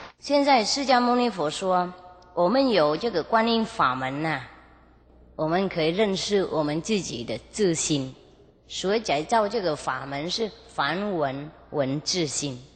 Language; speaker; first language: Chinese; non-native, fluent; Vietnamese